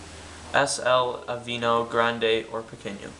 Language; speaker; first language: Spanish; non-native, learner; English